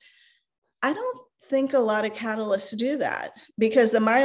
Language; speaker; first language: English; non-native, local second language; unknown